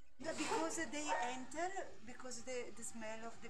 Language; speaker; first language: English; non-native, learner; Italian